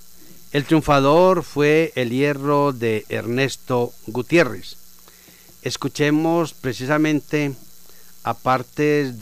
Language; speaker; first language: Spanish; native; Spanish